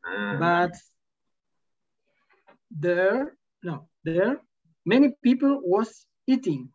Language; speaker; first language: English; non-native, learner; Spanish